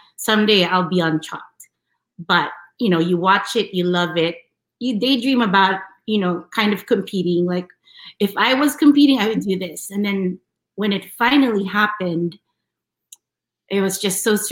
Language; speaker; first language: English; non-native, local second language; Filipino